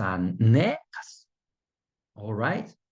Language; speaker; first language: Korean; non-native, fluent; Russian